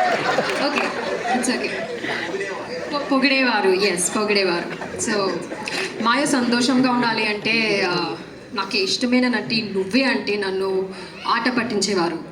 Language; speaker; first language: Telugu; non-native, learner; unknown